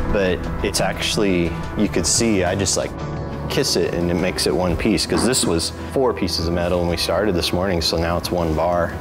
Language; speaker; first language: English; native; English